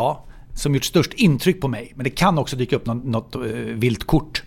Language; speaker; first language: Swedish; native; Swedish